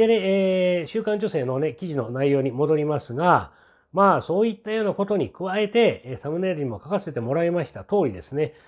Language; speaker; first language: Japanese; native; Japanese